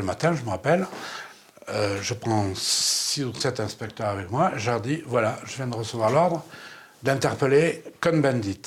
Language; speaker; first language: French; native; French